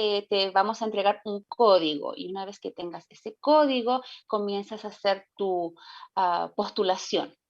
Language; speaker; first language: Spanish; native; Spanish